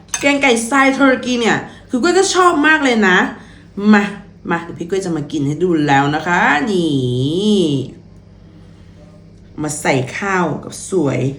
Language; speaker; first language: Thai; native; Thai